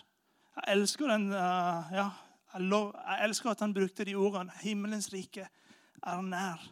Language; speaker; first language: Norwegian; non-native, fluent; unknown